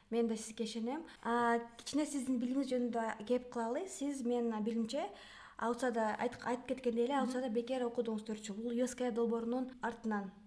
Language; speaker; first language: Kyrgyz; native; Kyrgyz